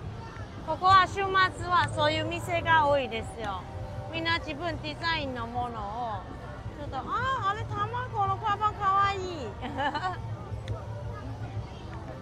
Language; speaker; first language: Japanese; non-native, fluent; Chinese